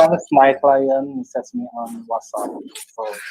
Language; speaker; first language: English; non-native, learner; Indonesian